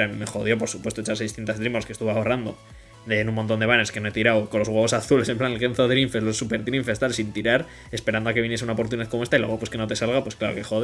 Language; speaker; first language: Spanish; native; Spanish